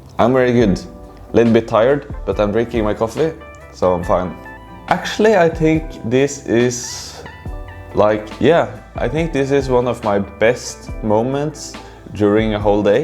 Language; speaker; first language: English; non-native, fluent; Norwegian